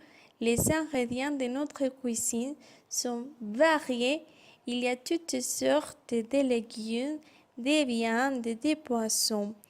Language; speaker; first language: French; non-native, fluent; Spanish